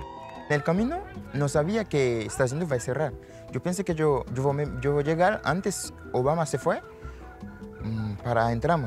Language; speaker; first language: Spanish; non-native, learner; Haitian Creole